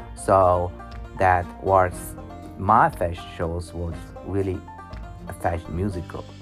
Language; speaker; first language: English; non-native, learner; German